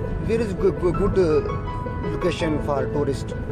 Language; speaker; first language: English; non-native, learner; Urdu